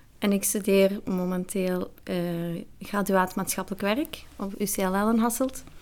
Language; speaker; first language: Dutch; early bilingual, other home language; Arabic